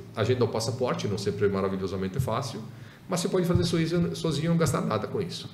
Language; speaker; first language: Portuguese; non-native, fluent; Italian